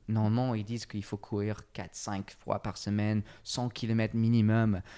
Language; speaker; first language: French; non-native, fluent; English